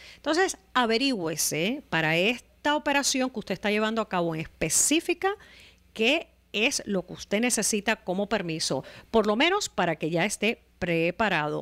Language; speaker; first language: Spanish; native; Spanish